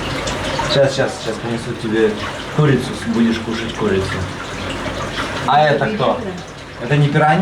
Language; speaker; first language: Russian; native; Russian